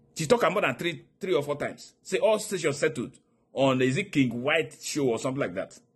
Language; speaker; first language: Nigerian Pidgin; native; Nigerian Pidgin